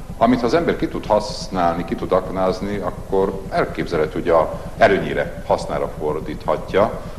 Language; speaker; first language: Hungarian; non-native, local second language; Serbian